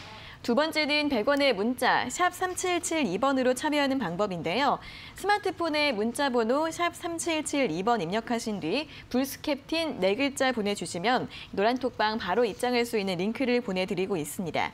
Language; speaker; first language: Korean; native; Korean